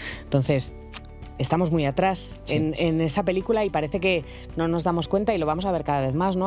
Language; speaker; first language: Spanish; native; Spanish